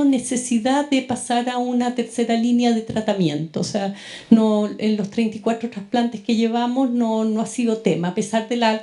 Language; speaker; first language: Spanish; native; Spanish